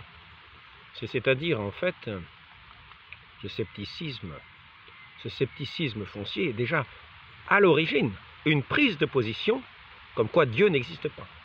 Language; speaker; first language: French; native; French